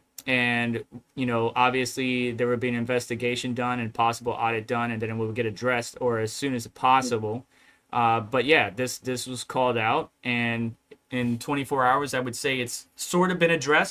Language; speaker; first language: English; native; English